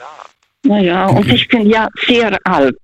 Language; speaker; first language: German; early bilingual, heritage; Russian